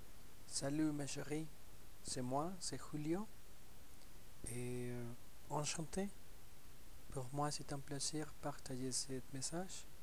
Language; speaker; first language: French; non-native, learner; Spanish